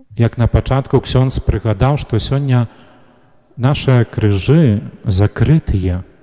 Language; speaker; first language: Belarusian; native; Belarusian